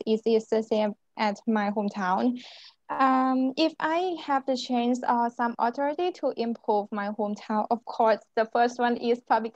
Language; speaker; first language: English; non-native, learner; Thai